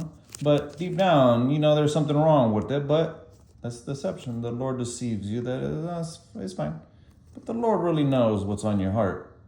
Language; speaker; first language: English; native; English